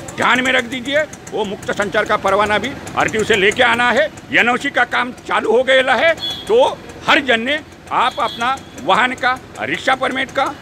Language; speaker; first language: Hindi; non-native, local second language; Marathi